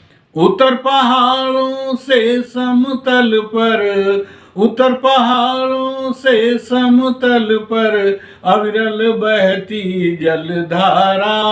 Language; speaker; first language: Hindi; native; Hindi